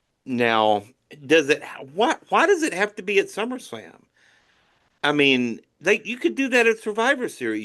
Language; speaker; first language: English; native; English